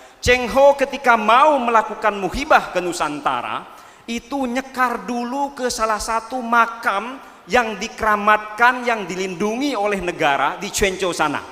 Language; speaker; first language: Indonesian; non-native, local second language; Madurese